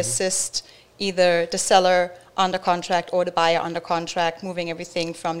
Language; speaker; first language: English; non-native, fluent; German